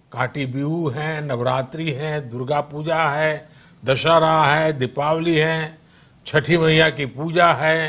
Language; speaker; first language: Hindi; non-native, local second language; Gujarati